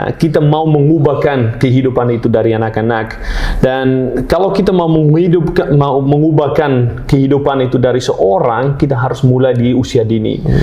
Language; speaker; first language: Indonesian; non-native, fluent; Dutch